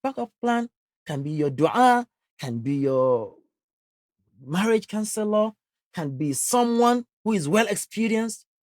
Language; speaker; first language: English; non-native, local second language; Yoruba